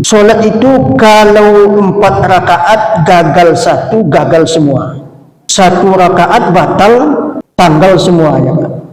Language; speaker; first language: Malay; non-native, local second language; Minangkabau